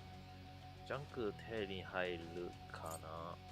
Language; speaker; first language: Japanese; non-native, fluent; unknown